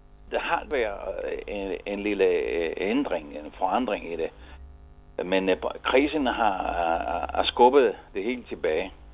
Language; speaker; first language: Danish; non-native, fluent; Italian